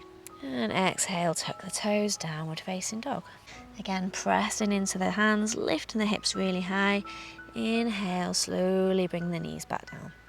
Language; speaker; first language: English; native; English